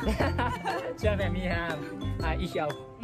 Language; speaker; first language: German; non-native, learner; Japanese